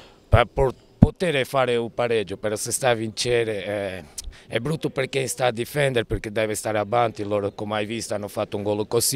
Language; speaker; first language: Italian; non-native, fluent; Portuguese